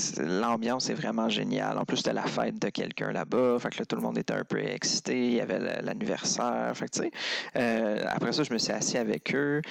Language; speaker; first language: French; native; French